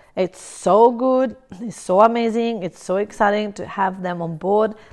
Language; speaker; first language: English; non-native, fluent; Italian